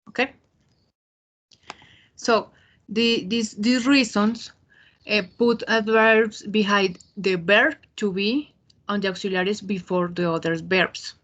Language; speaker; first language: English; non-native, fluent; Spanish